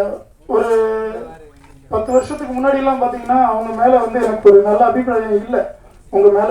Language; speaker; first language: Tamil; native; Tamil